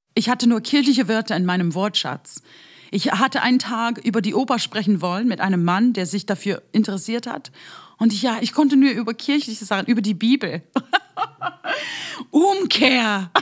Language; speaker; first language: German; non-native, fluent; English